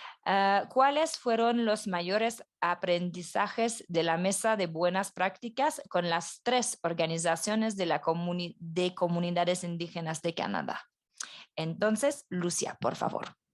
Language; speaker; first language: Spanish; non-native, fluent; French